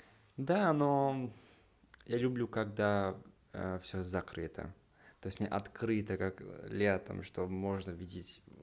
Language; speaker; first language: Russian; non-native, learner; Hungarian